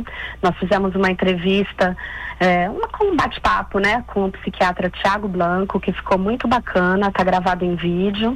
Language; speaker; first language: Portuguese; native; Portuguese